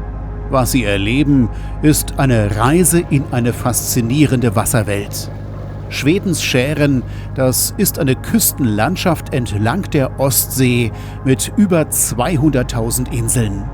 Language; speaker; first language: German; native; German